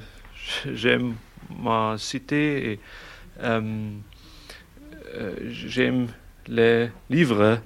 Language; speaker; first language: French; non-native, learner; German